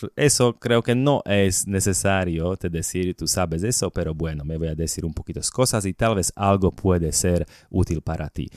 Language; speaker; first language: Spanish; non-native, fluent; Slovak